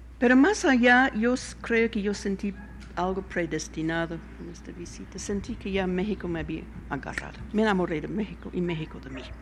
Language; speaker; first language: Spanish; non-native, fluent; English